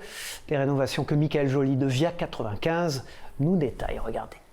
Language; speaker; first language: French; native; French